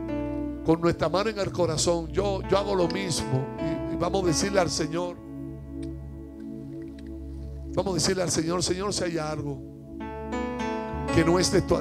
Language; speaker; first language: Spanish; native; Spanish